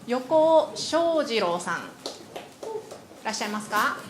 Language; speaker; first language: Japanese; native; Japanese